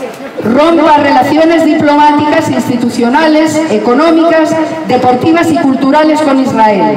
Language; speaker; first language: Spanish; native; Spanish